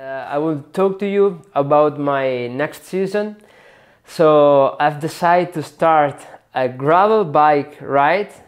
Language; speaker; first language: English; non-native, learner; Italian